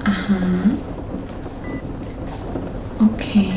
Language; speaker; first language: Spanish; early bilingual, heritage; Spanish